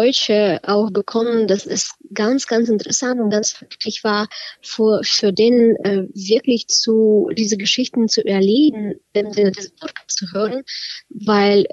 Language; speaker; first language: German; non-native, fluent; Ukrainian